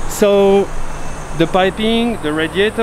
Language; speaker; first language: English; non-native, learner; French